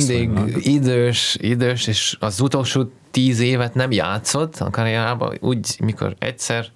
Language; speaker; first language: Hungarian; non-native, fluent; Russian